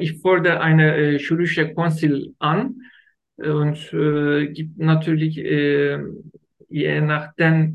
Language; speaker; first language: German; non-native, learner; Turkish